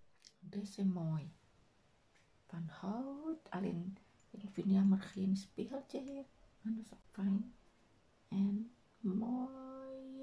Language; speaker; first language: Dutch; non-native, learner; Indonesian